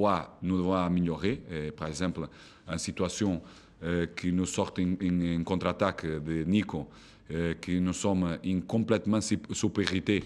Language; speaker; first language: French; non-native, fluent; Portuguese